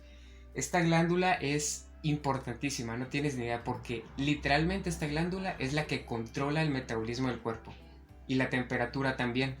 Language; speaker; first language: Spanish; native; Spanish